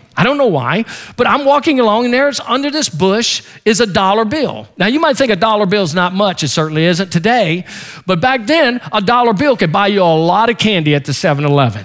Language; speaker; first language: English; native; English